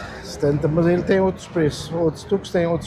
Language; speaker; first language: Portuguese; early bilingual, heritage; German